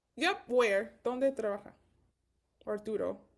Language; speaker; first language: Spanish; early bilingual, heritage; Spanish